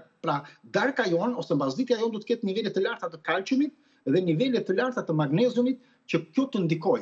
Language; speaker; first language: Albanian; native; Albanian